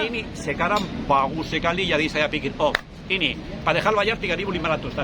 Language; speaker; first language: Indonesian; non-native, fluent; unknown